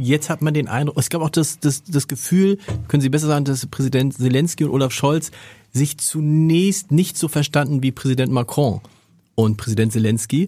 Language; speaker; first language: German; native; German